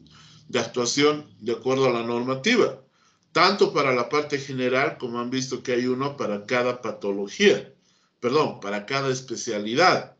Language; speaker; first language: Spanish; native; Spanish